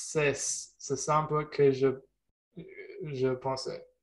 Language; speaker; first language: French; non-native, learner; German